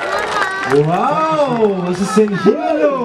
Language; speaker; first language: German; native; German